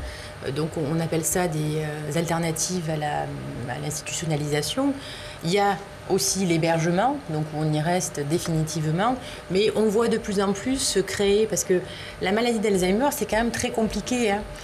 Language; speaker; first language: French; native; French